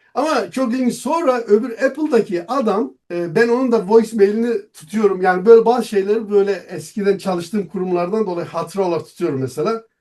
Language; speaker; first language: Turkish; non-native, local second language; Kurdish